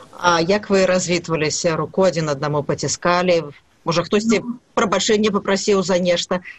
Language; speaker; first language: Belarusian; native; Belarusian